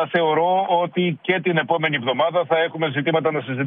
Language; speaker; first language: Greek; native; Greek